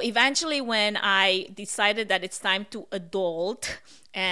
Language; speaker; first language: English; non-native, fluent; Russian